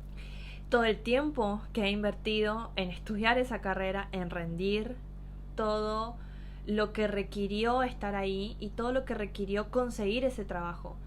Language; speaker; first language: Spanish; native; Spanish